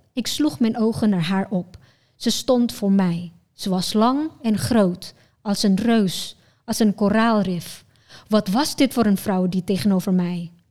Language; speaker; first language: Dutch; non-native, fluent; Indonesian